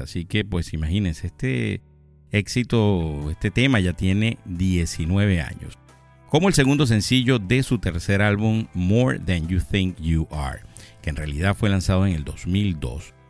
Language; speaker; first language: Spanish; native; Spanish